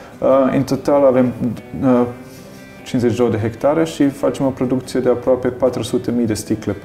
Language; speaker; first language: Romanian; non-native, learner; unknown